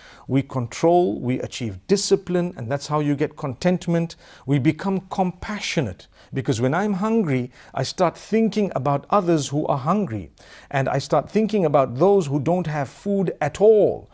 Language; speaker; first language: English; native; English